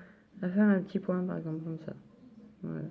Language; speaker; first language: French; native; French